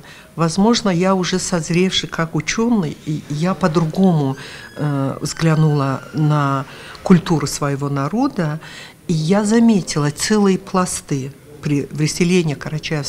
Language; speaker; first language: Russian; non-native, local second language; Karachay-Balkar